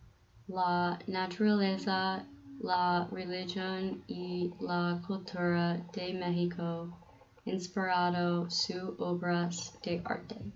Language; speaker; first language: Spanish; non-native, learner; English